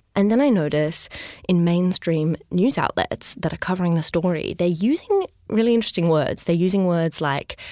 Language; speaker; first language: English; native; English